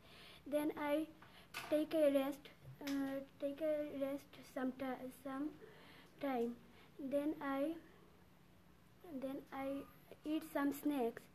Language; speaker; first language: English; non-native, learner; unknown